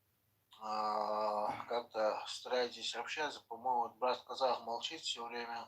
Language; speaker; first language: Russian; non-native, local second language; Chechen